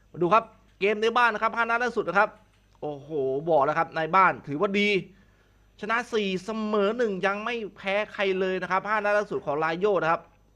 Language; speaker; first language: Thai; native; Thai